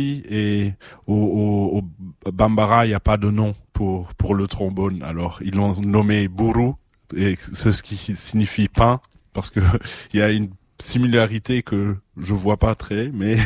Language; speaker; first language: French; non-native, fluent; German